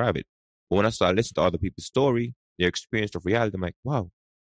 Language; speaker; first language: English; non-native, local second language; Jamaican Creole English